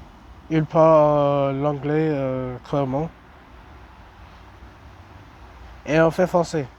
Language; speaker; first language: French; non-native, learner; English